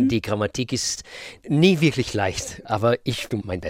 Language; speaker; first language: German; non-native, fluent; Russian